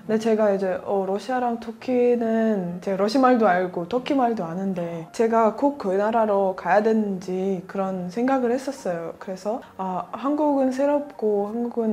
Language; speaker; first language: Korean; non-native, fluent; Russian